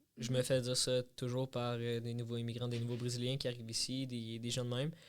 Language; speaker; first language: French; early bilingual, other home language; Portuguese